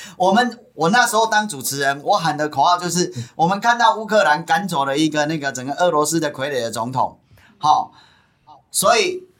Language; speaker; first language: Chinese; native; Chinese